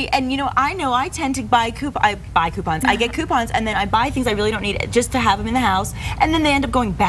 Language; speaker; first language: English; native; English